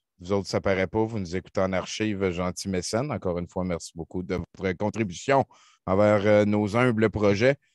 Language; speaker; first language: French; native; French